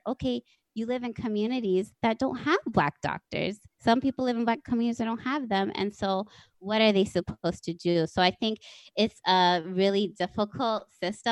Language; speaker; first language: English; native; English